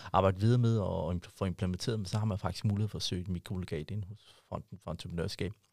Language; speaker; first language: Danish; early bilingual, other home language; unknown